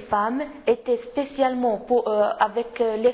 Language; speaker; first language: French; non-native, learner; Arabic